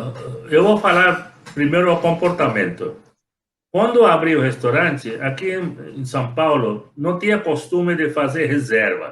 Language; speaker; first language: Portuguese; non-native, fluent; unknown